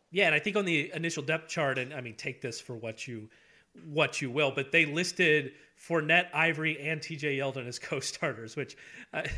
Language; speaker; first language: English; native; English